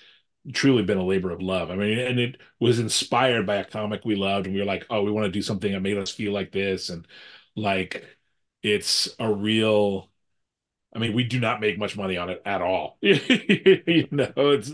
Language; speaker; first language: English; native; English